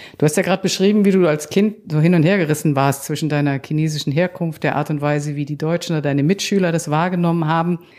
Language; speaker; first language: German; native; German